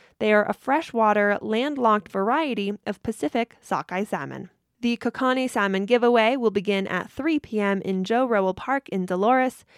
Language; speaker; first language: English; native; English